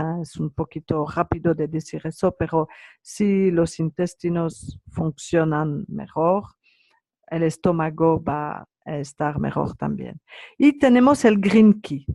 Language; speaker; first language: Spanish; non-native, learner; French